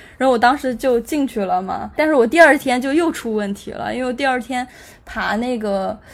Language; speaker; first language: Chinese; native; Chinese